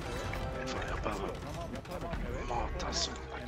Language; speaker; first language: Swedish; early bilingual, other home language; Turkish